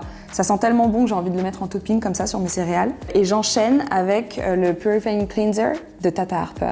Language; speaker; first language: French; native; French